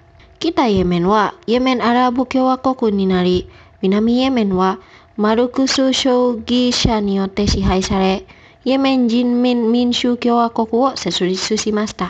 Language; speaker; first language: Japanese; non-native, fluent; Indonesian